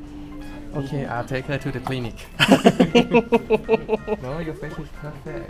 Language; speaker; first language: English; non-native, learner; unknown